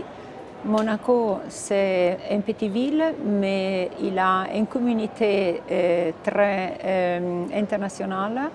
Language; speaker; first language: French; non-native, fluent; Italian